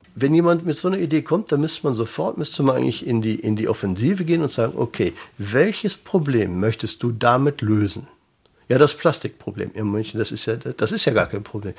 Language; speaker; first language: German; native; German